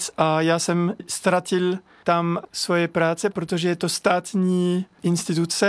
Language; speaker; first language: Czech; non-native, learner; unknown